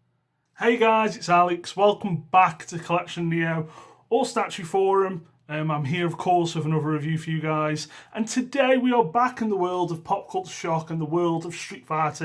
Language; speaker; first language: English; native; English